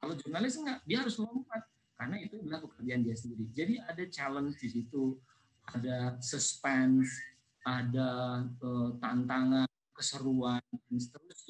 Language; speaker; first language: Indonesian; native; Indonesian